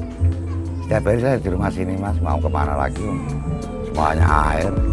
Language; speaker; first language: Indonesian; non-native, local second language; Javanese